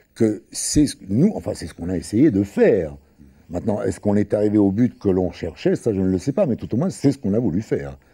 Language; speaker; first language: French; early bilingual, other home language; Italian